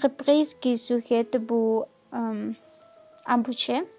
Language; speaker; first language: French; non-native, learner; Spanish